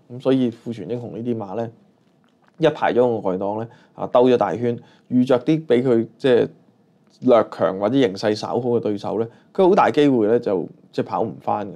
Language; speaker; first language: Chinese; non-native, local second language; Cantonese